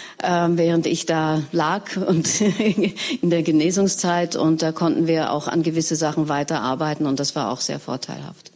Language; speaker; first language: German; native; German